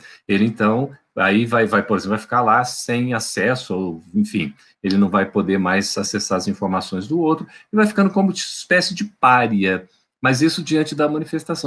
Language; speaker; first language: Portuguese; native; Portuguese